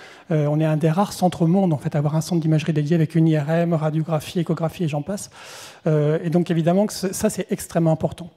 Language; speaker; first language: French; native; French